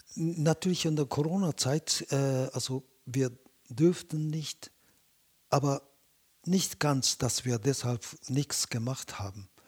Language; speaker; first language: German; non-native, fluent; Japanese